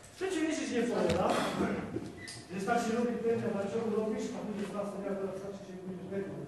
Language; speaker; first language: Slovak; non-native, local second language; Romany